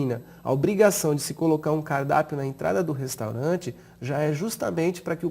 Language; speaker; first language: Portuguese; native; Portuguese